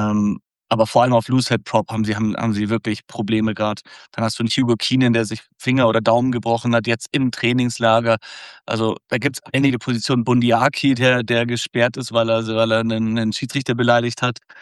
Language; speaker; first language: German; native; German